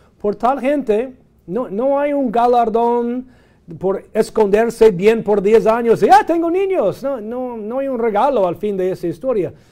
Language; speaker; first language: Spanish; non-native, fluent; English